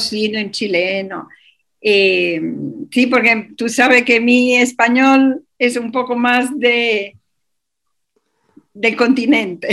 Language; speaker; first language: Spanish; non-native, fluent; Italian